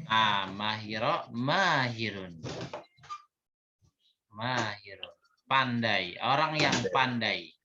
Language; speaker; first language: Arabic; non-native, fluent; Indonesian